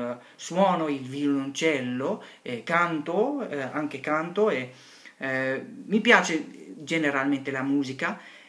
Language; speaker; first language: Italian; non-native, learner; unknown